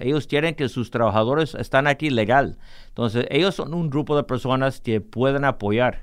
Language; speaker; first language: Spanish; early bilingual, heritage; English